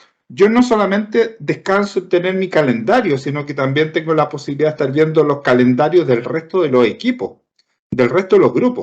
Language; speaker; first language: Spanish; native; Spanish